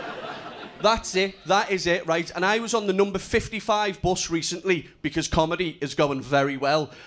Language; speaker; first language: English; native; English